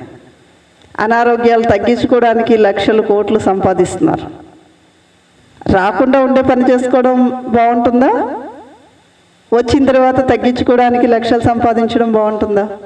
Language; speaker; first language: Telugu; native; Telugu